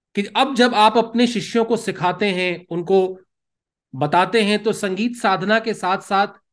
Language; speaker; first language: Hindi; native; Hindi